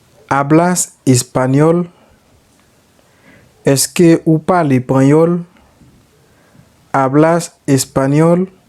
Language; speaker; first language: Spanish; non-native, learner; Haitian Creole